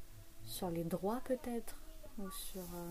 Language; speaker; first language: French; native; French